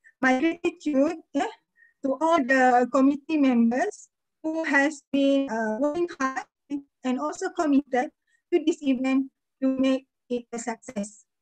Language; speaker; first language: English; non-native, fluent; Malay